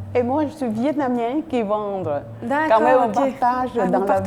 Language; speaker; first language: French; non-native, learner; Vietnamese